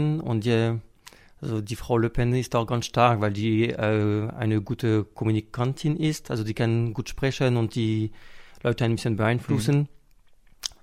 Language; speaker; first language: German; non-native, fluent; French